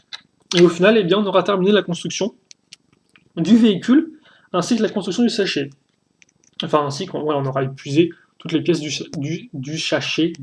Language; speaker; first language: French; native; French